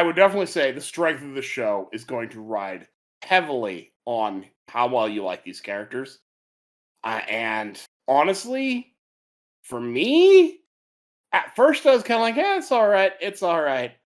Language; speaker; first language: English; native; English